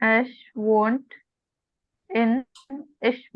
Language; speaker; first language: German; non-native, learner; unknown